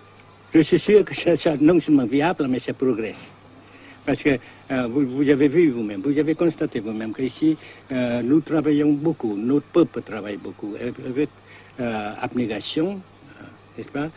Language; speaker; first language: French; non-native, fluent; Vietnamese